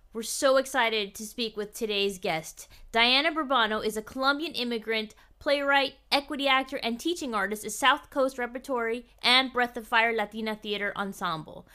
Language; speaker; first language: English; native; English